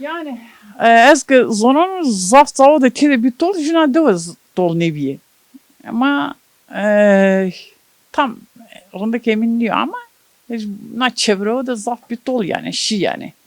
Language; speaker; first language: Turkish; non-native, local second language; Zaza